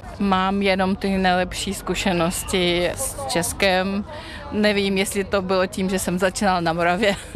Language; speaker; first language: Czech; non-native, fluent; Russian